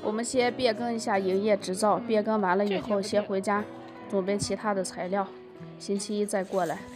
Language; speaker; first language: Chinese; native; Chinese